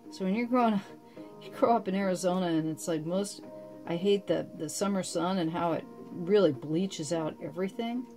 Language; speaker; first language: English; native; English